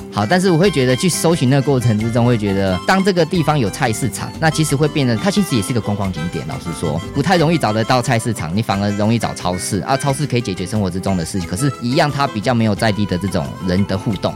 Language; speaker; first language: Chinese; native; Chinese